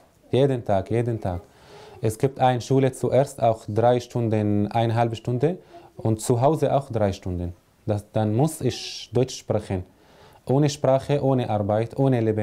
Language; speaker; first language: German; non-native, learner; Arabic